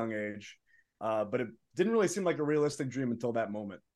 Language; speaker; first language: English; early bilingual, other home language; Arabic